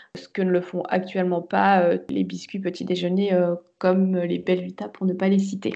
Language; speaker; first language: French; native; French